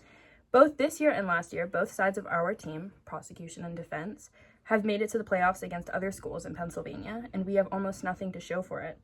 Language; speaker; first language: English; native; English